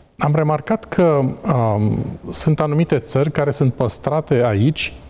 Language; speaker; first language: Romanian; native; Romanian